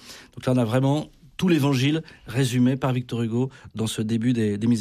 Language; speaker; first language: French; native; French